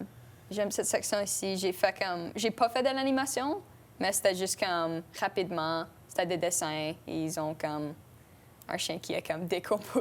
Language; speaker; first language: French; non-native, local second language; English